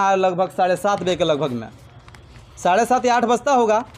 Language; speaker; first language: Hindi; native; Hindi